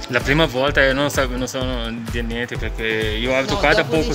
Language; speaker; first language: Italian; non-native, learner; Portuguese